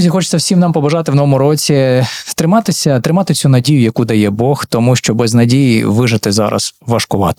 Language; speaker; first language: Ukrainian; native; Ukrainian